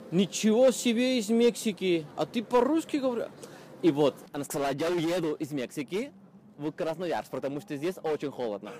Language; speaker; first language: Russian; non-native, fluent; Spanish